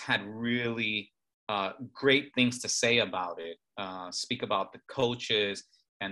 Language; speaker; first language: English; native; English